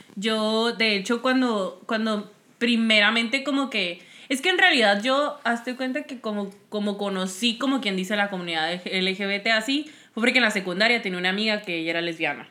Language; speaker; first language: Spanish; native; Spanish